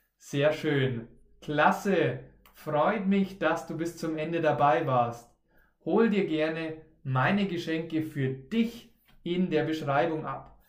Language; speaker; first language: German; native; German